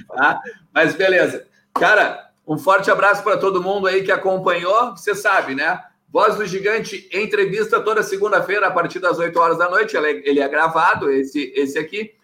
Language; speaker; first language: Portuguese; native; Portuguese